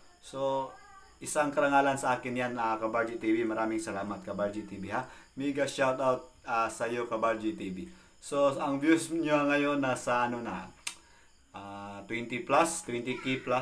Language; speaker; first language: Filipino; non-native, local second language; Cebuano